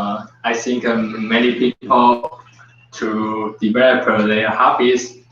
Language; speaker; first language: English; non-native, learner; Chinese